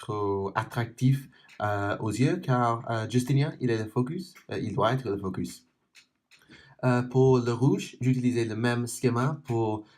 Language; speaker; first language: French; non-native, learner; English